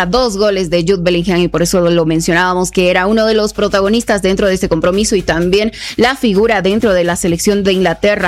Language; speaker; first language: Spanish; native; Spanish